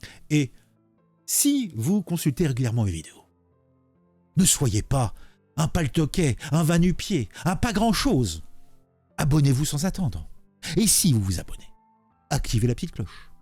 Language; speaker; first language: French; native; French